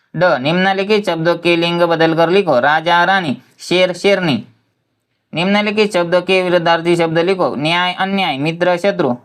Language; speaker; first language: Hindi; non-native, local second language; Marathi